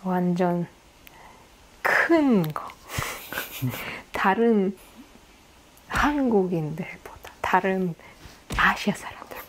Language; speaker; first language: Korean; non-native, fluent; Russian